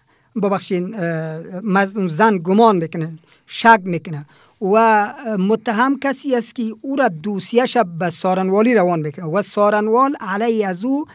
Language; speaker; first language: Persian; native; Persian